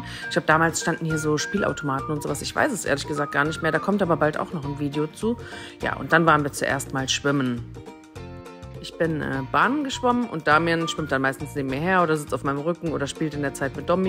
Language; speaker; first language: German; native; German